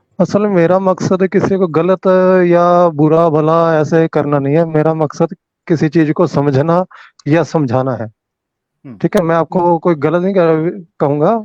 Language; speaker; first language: Hindi; native; Hindi